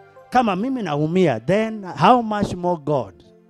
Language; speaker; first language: English; non-native, local second language; Swahili